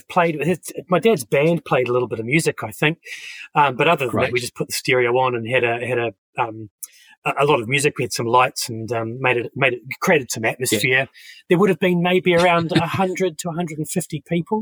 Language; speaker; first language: English; native; English